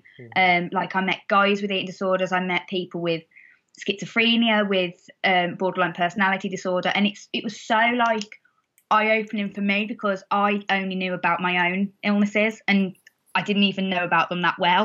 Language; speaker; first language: English; native; English